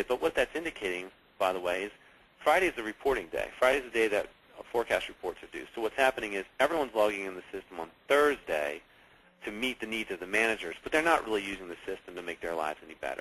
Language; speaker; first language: English; native; English